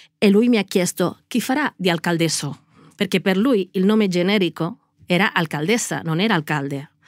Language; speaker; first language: Italian; non-native, fluent; Catalan